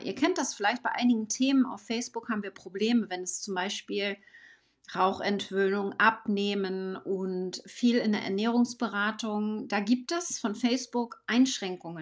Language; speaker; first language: German; native; German